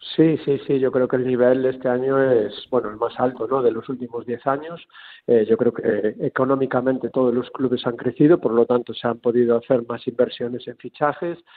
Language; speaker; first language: Spanish; native; Spanish